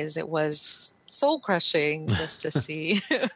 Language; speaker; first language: English; early bilingual, other home language; Spanish